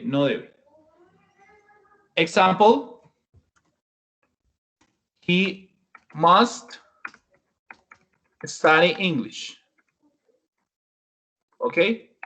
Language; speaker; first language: English; non-native, fluent; Spanish